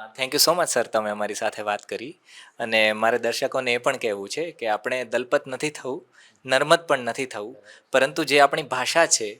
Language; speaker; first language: Gujarati; native; Gujarati